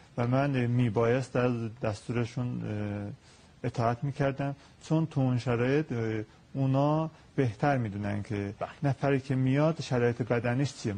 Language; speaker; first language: Persian; non-native, local second language; Azerbaijani